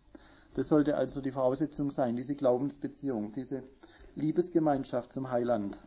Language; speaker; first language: German; native; German